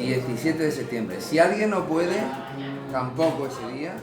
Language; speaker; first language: Spanish; native; Spanish